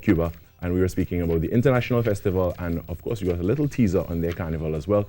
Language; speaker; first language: English; native; English